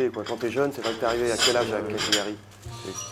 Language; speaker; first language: French; native; French